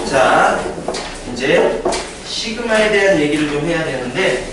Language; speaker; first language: Korean; native; Korean